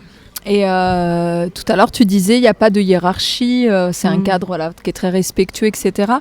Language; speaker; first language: French; native; French